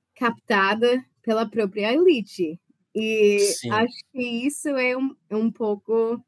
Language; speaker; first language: Portuguese; non-native, fluent; English